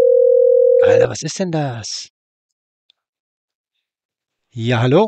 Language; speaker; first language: German; native; German